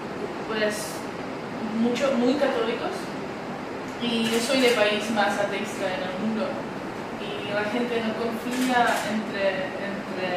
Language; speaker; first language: Spanish; non-native, learner; Czech